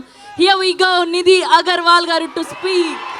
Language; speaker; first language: Telugu; native; Telugu